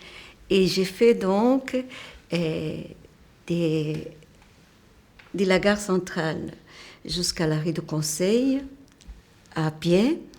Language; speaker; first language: French; non-native, fluent; Portuguese